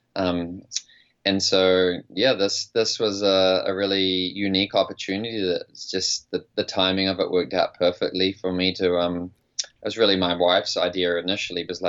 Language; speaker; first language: English; native; English